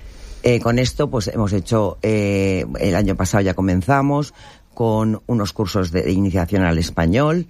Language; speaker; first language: Spanish; native; Spanish